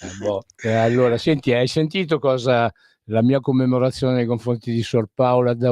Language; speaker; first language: Italian; native; Italian